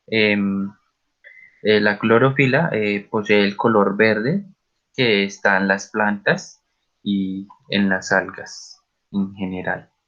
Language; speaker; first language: Spanish; native; Spanish